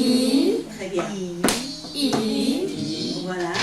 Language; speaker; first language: French; non-native, fluent; Chinese